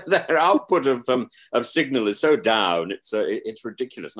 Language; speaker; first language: English; native; English